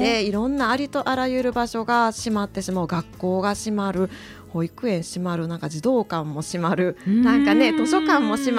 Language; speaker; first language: Japanese; native; Japanese